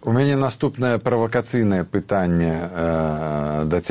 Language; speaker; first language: Polish; non-native, learner; Belarusian